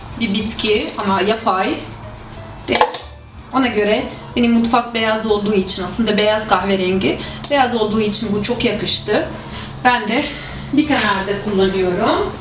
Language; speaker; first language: Turkish; non-native, fluent; Arabic